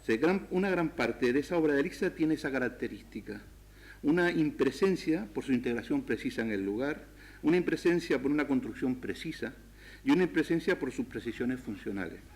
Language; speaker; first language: Spanish; native; Spanish